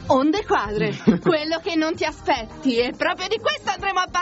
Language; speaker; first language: Italian; native; Italian